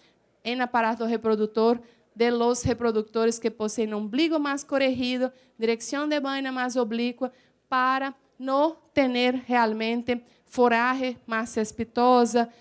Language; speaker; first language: Spanish; non-native, fluent; Portuguese